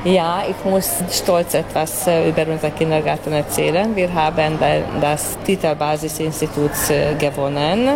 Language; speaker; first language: German; native; German